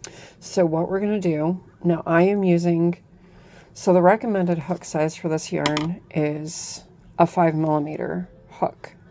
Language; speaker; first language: English; native; English